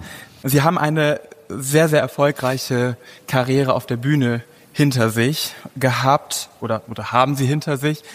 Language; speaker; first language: German; native; German